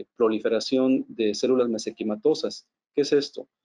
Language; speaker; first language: Spanish; native; Spanish